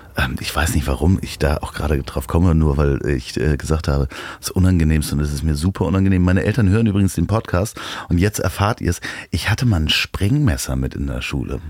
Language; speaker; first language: German; native; German